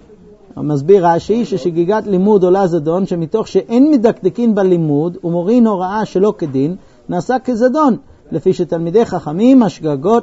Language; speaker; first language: Hebrew; native; Hebrew